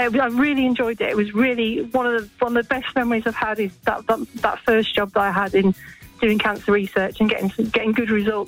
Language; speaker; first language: English; native; English